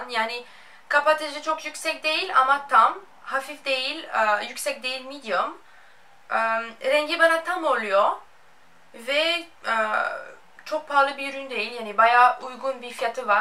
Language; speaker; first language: Turkish; non-native, fluent; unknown